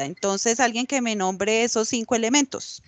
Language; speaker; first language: Spanish; native; Spanish